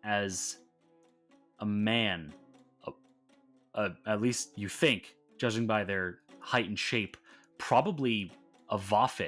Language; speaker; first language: English; native; English